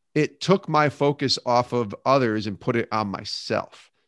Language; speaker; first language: English; native; English